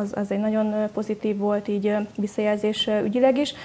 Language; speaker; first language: Hungarian; native; Hungarian